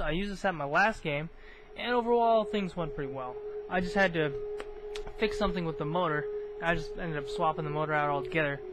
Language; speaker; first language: English; native; English